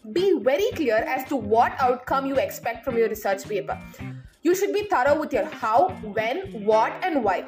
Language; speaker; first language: English; non-native, local second language; Tamil